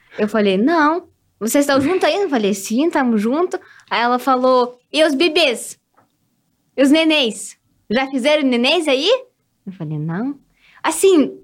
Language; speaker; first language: Portuguese; non-native, fluent; Russian